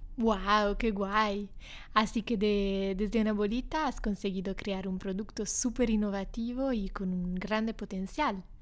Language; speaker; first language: Spanish; non-native, fluent; Italian